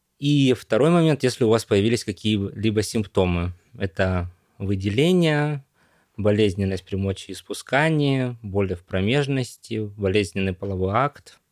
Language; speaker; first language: Russian; native; Russian